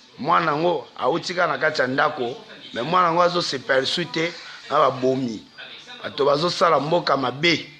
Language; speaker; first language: Lingala; native; Lingala